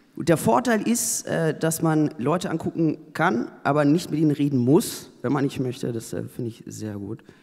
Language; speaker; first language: German; native; German